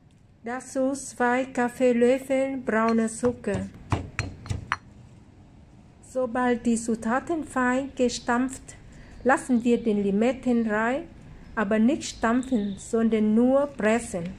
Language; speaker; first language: German; non-native, fluent; Vietnamese